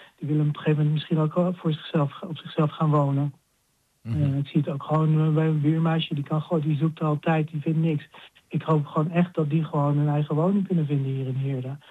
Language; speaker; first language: Dutch; native; Dutch